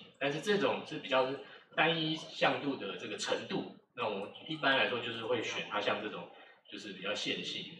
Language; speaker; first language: Chinese; native; Chinese